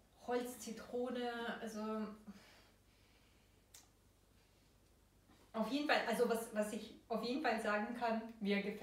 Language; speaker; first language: German; non-native, fluent; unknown